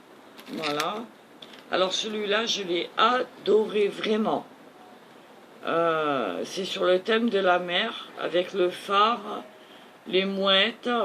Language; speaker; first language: French; native; French